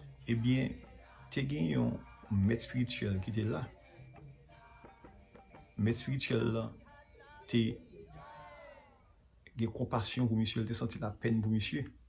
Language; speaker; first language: French; non-native, local second language; Haitian Creole